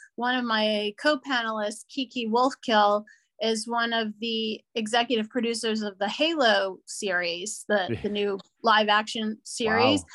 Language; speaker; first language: English; native; English